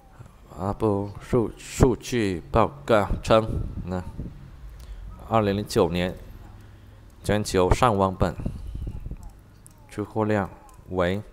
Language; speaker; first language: Chinese; non-native, fluent; Vietnamese